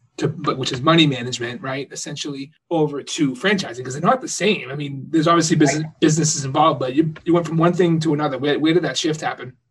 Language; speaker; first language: English; native; English